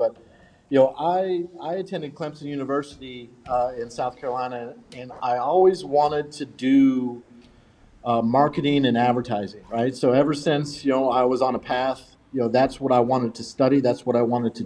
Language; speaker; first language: English; native; English